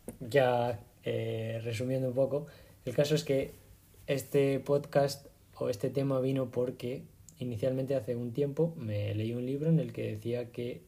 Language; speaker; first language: Spanish; native; Spanish